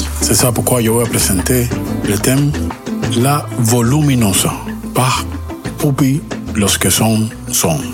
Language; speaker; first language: French; non-native, learner; Spanish